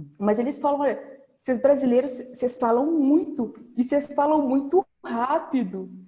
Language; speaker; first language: Portuguese; native; Portuguese